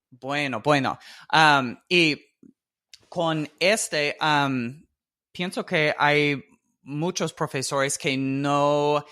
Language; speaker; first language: Spanish; non-native, fluent; English